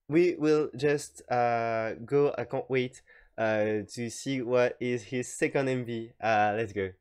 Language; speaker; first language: English; non-native, fluent; French